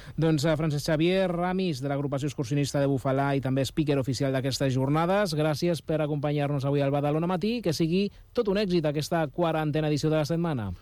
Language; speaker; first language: Catalan; native; Catalan